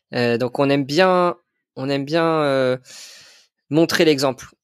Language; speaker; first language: French; native; French